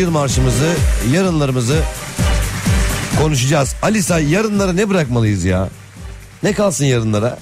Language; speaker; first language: Turkish; native; Turkish